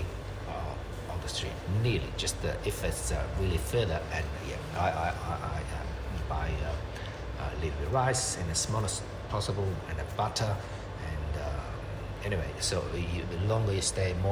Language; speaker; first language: English; non-native, learner; Chinese